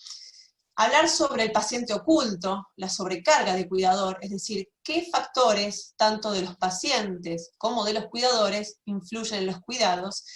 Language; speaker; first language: Spanish; native; Spanish